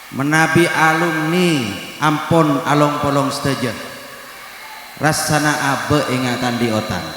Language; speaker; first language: Indonesian; non-native, local second language; Madurese